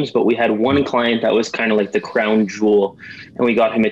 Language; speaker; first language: English; native; English